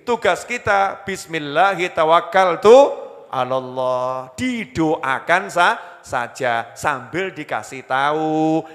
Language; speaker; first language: Indonesian; native; Indonesian